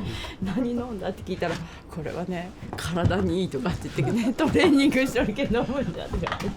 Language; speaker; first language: Japanese; native; Japanese